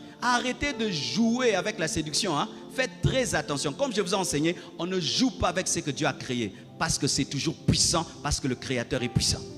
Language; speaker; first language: French; non-native, local second language; Lingala